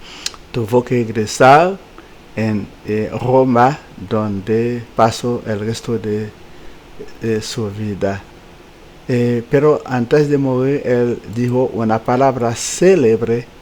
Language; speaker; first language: Spanish; non-native, fluent; Haitian Creole